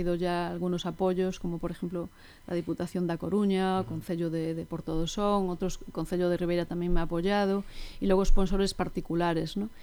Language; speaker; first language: Spanish; native; Spanish